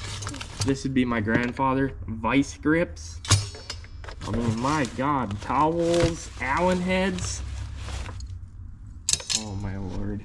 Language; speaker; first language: English; native; English